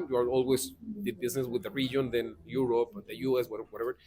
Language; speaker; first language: English; non-native, fluent; Spanish